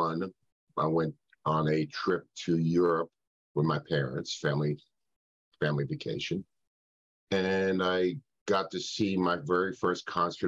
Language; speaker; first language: English; native; English